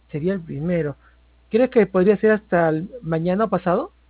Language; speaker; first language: Spanish; native; Spanish